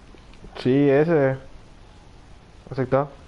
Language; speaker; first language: Spanish; native; Spanish